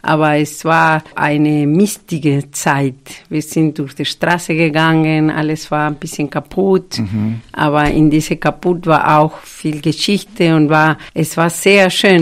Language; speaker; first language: German; non-native, fluent; Spanish